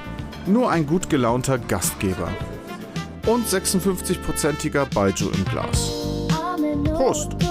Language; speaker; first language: German; native; German